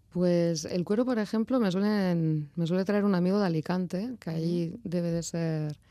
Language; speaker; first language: Spanish; native; Spanish